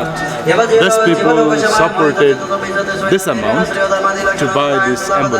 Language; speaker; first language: English; non-native, learner; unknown